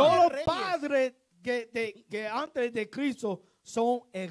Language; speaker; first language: Spanish; non-native, learner; English